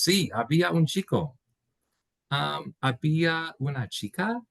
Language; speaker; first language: Spanish; non-native, fluent; English